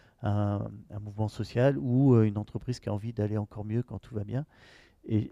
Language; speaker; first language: French; native; French